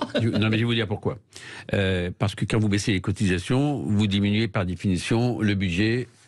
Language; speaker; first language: French; native; French